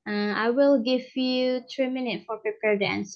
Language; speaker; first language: English; non-native, learner; Indonesian